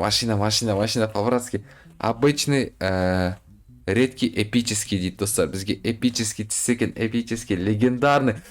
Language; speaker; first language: Russian; non-native, local second language; Kazakh